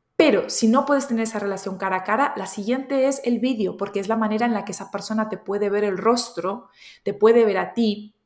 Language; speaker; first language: Spanish; native; Spanish